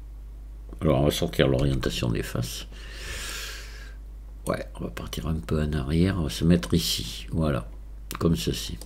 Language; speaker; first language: French; native; French